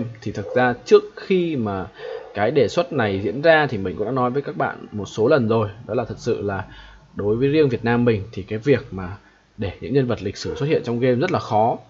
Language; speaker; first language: Vietnamese; native; Vietnamese